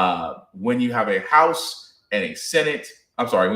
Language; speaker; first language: English; native; English